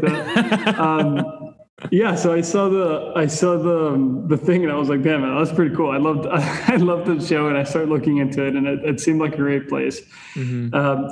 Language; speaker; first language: English; non-native, fluent; Spanish